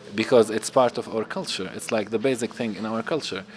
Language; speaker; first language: English; non-native, fluent; Arabic